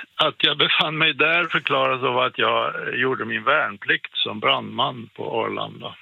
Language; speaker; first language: Swedish; native; Swedish